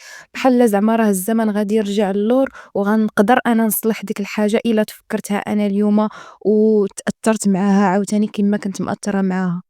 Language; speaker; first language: Arabic; native; Arabic